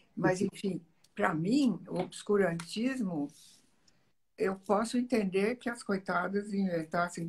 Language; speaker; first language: Portuguese; early bilingual, other home language; Italian